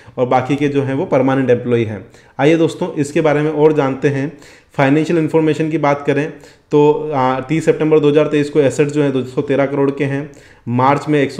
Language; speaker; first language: Hindi; native; Hindi